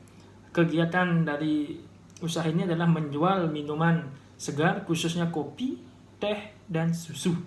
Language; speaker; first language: Indonesian; native; Indonesian